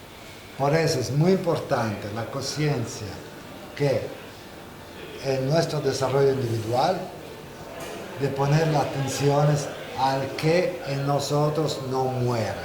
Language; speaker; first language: Spanish; non-native, fluent; Italian